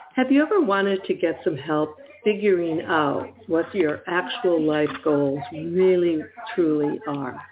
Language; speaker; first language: English; native; English